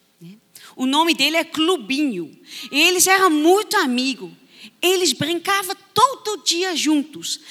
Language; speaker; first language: Portuguese; non-native, fluent; Dutch